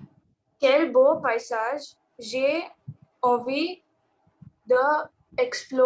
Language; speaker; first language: French; non-native, learner; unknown